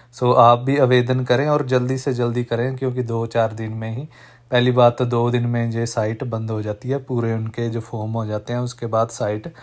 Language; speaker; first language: Hindi; non-native, local second language; Punjabi